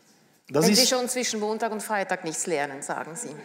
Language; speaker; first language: German; native; German